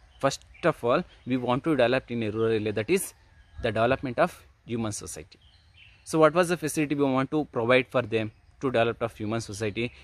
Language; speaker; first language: English; non-native, local second language; Kannada